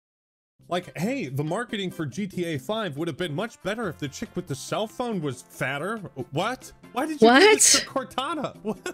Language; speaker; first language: English; native; English